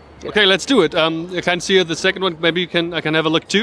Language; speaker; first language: English; non-native, learner; German